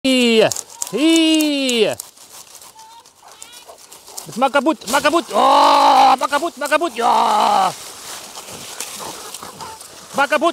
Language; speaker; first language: German; native; German